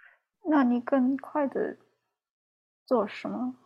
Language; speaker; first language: Chinese; non-native, learner; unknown